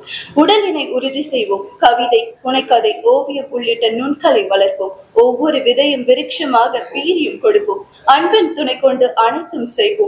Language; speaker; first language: Tamil; native; Tamil